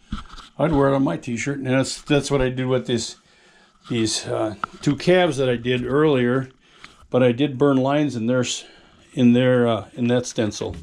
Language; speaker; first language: English; native; English